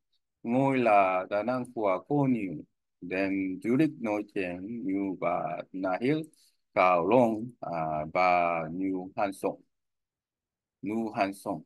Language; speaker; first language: Vietnamese; non-native, learner; Korean